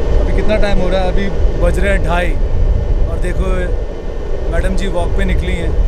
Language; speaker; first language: Hindi; native; Hindi